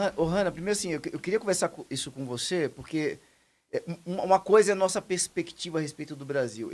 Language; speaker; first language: Portuguese; native; Portuguese